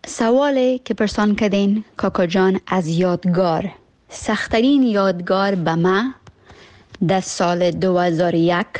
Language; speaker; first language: Persian; early bilingual, heritage; Persian